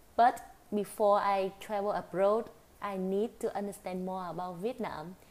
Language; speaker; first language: English; non-native, fluent; Vietnamese